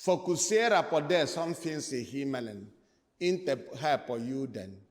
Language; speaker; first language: Swedish; non-native, fluent; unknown